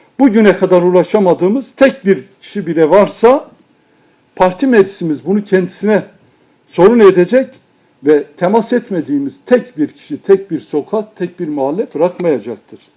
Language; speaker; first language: Turkish; non-native, local second language; Kurdish